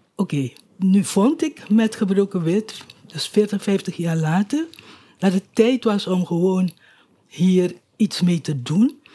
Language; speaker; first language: Dutch; native; Dutch